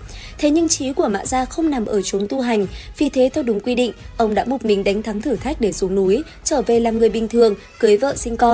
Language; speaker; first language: Vietnamese; native; Vietnamese